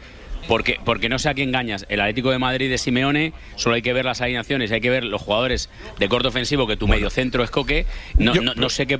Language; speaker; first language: Spanish; native; Spanish